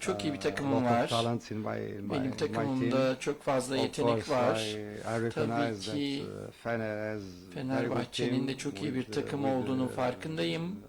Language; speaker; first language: Turkish; non-native, learner; Portuguese